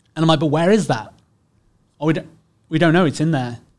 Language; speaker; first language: English; native; English